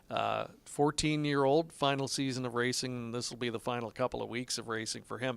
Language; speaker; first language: English; native; English